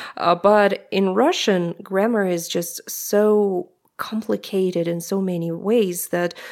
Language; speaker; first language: English; non-native, fluent; Russian